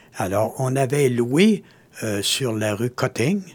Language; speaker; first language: French; native; French